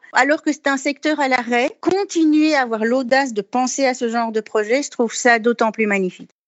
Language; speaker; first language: French; native; French